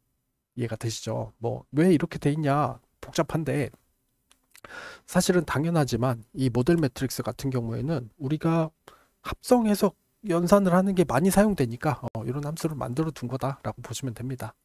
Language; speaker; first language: Korean; native; Korean